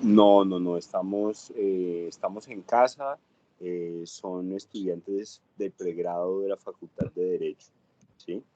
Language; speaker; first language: Spanish; native; Spanish